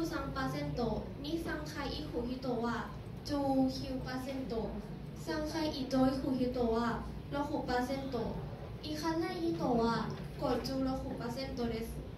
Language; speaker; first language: Japanese; non-native, learner; Thai